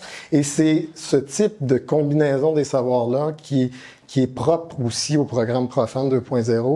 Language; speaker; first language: French; native; French